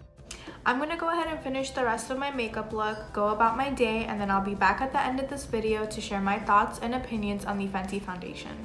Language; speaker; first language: English; native; English